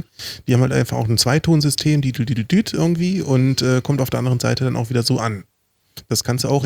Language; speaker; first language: German; native; German